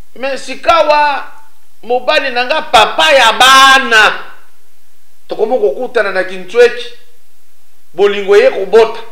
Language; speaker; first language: Lingala; native; Lingala